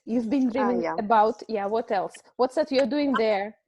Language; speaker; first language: English; non-native, fluent; Russian